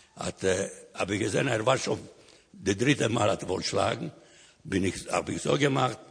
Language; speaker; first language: German; non-native, learner; Ladino